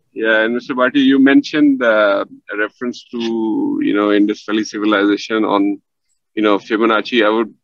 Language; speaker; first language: English; non-native, local second language; Punjabi